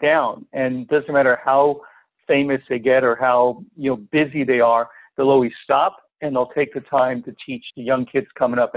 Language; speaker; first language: English; native; English